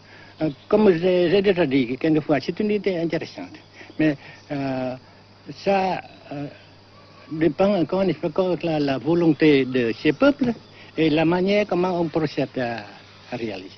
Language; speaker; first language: French; non-native, fluent; Vietnamese